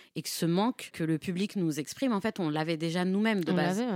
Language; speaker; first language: French; native; French